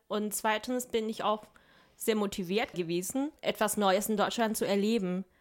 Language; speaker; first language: German; non-native, fluent; Chinese